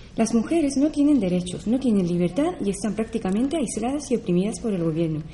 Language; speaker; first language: Spanish; non-native, fluent; Persian